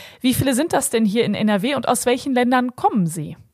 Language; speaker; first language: German; native; German